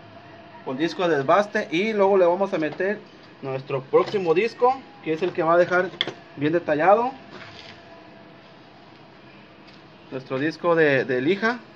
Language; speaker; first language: Spanish; native; Spanish